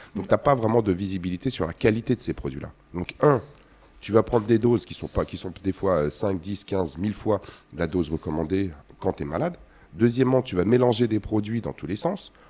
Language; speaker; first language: French; native; French